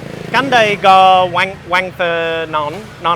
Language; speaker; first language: Vietnamese; non-native, learner; English